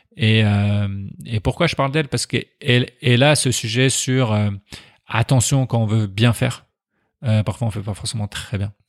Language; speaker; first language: French; early bilingual, other home language; Persian